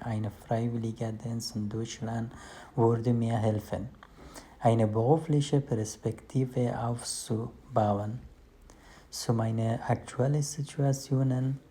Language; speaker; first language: German; non-native, learner; Persian